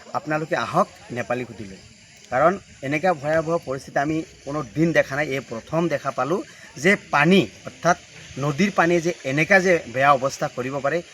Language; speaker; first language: Assamese; non-native, local second language; Bangla